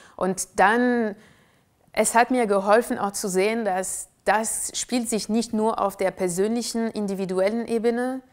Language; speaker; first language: German; non-native, fluent; French